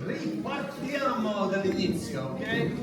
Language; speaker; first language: Italian; non-native, learner; English